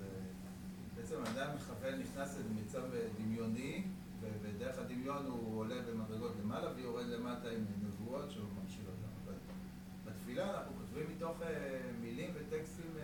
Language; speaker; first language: Hebrew; native; Hebrew